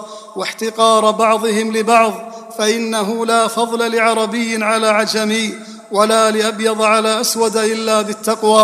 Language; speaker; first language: Arabic; native; Arabic